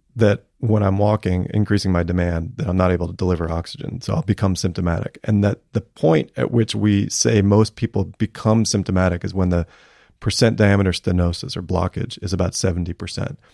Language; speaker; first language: English; native; English